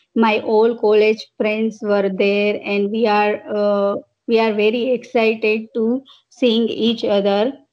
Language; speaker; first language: English; non-native, local second language; Gujarati